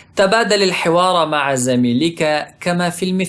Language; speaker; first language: Arabic; non-native, fluent; Pashto